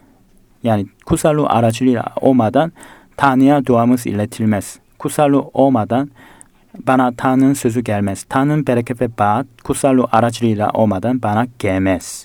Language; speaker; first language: Turkish; non-native, fluent; Korean